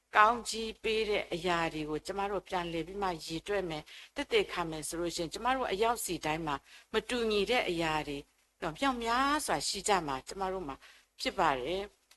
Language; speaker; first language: Burmese; native; Burmese